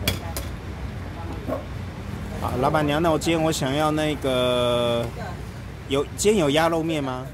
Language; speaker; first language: Chinese; native; Chinese